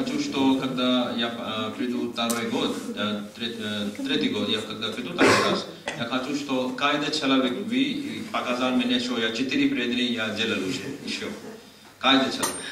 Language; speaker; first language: Russian; non-native, learner; Hindi